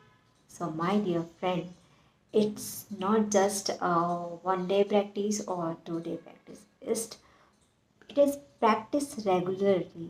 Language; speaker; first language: English; non-native, learner; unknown